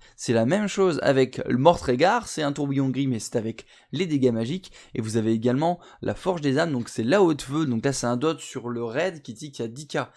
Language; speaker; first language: French; native; French